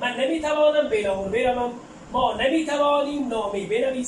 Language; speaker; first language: Persian; non-native, fluent; Urdu